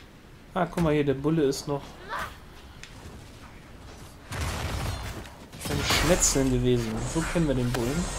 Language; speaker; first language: German; native; German